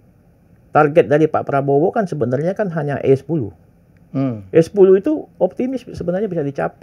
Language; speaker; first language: Indonesian; native; Indonesian